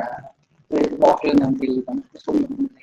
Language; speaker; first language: Swedish; native; Swedish